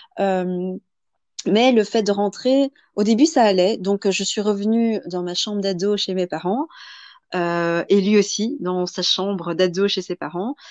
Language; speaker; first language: French; early bilingual, other home language; Vietnamese